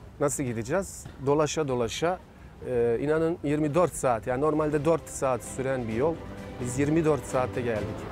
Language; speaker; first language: Turkish; non-native, fluent; Bosnian